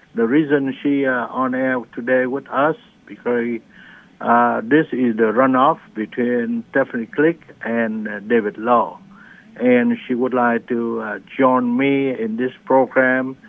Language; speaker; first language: English; non-native, learner; Vietnamese